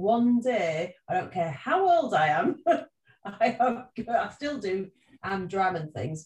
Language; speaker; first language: English; native; English